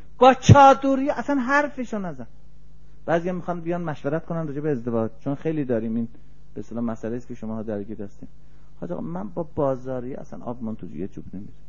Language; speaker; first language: Persian; native; Persian